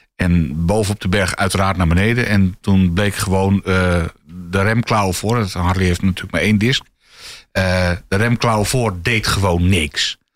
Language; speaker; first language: Dutch; native; Dutch